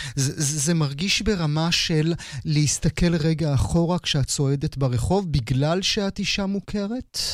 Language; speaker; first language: Hebrew; native; Hebrew